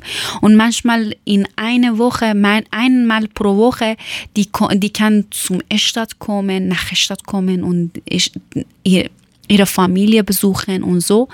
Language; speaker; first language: German; non-native, learner; Persian